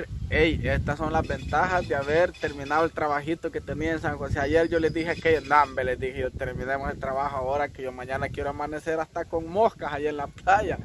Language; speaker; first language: Spanish; native; Spanish